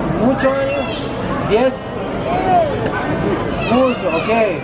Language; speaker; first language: Spanish; non-native, learner; Romanian